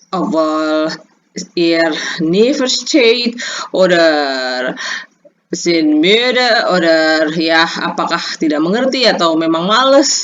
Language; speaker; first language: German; non-native, learner; Indonesian